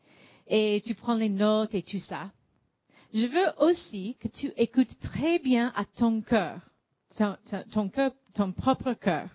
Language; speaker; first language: French; non-native, fluent; English